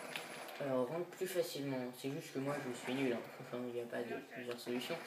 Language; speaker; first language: French; native; French